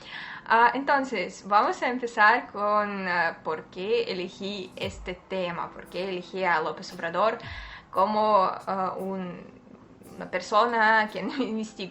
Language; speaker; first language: Spanish; non-native, fluent; Russian